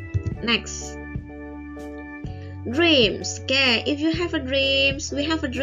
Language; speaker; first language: English; non-native, learner; Indonesian